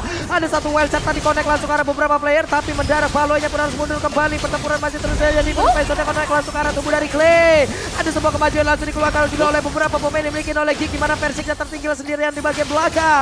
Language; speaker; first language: Indonesian; native; Indonesian